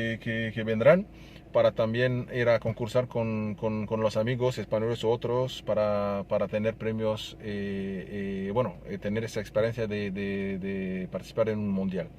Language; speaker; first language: Spanish; non-native, fluent; Arabic